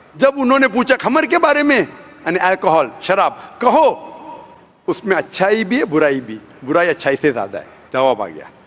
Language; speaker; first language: Hindi; non-native, local second language; Konkani